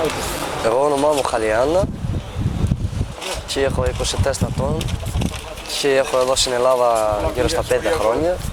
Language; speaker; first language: Greek; non-native, fluent; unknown